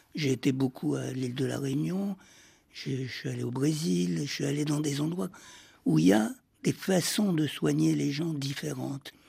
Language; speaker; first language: French; early bilingual, heritage; French